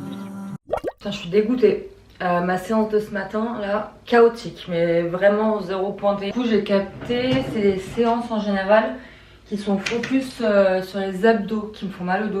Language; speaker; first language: French; native; French